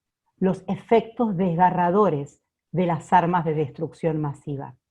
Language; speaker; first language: Spanish; native; Spanish